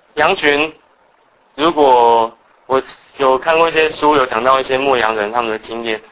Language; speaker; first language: Chinese; early bilingual, other home language; Cantonese